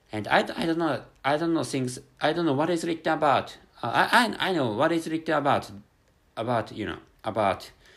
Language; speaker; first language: English; non-native, fluent; Japanese